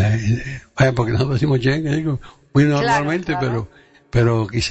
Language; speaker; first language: Spanish; native; Spanish